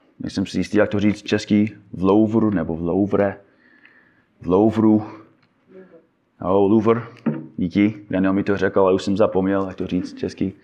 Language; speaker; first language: Czech; non-native, fluent; English